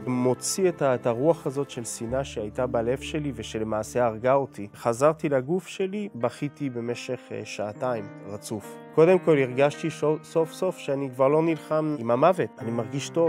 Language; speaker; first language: Hebrew; early bilingual, other home language; French